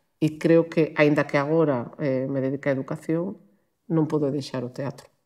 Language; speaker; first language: Galician; non-native, local second language; Spanish